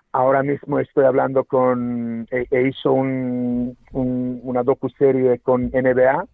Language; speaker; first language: Spanish; non-native, fluent; Serbian